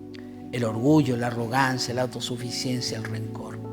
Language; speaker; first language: Spanish; native; Spanish